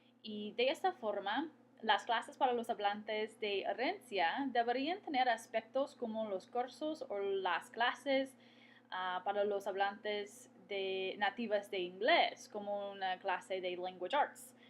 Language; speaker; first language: Spanish; non-native, fluent; English